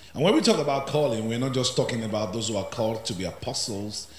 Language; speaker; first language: English; non-native, local second language; Yoruba